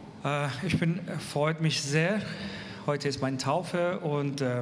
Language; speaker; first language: German; non-native, learner; Persian